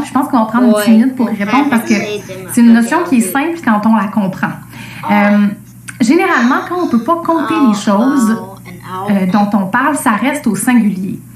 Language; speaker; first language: French; native; French